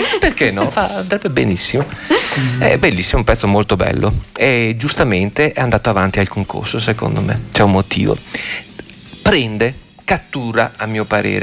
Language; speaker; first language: Italian; native; Italian